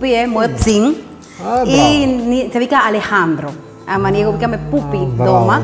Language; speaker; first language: Macedonian; non-native, fluent; Spanish